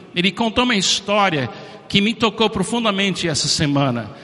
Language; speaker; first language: Portuguese; non-native, fluent; English